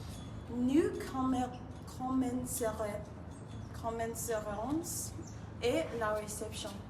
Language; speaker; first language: French; non-native, learner; English